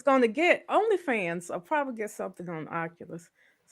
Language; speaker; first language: English; native; English